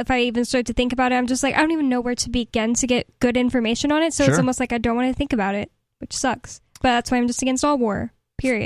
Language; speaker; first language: English; native; English